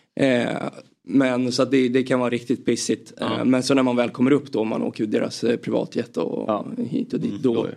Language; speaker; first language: Swedish; native; Swedish